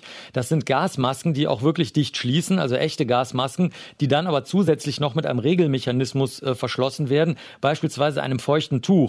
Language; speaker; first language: German; native; German